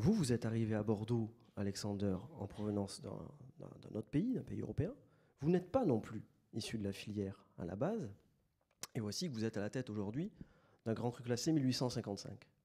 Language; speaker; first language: French; native; French